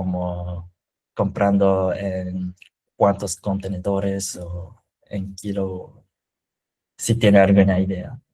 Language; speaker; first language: Spanish; non-native, fluent; Japanese